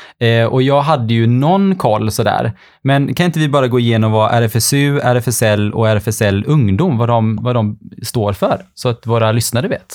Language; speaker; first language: Swedish; early bilingual, other home language; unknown